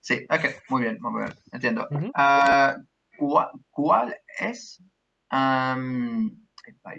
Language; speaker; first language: Spanish; non-native, learner; English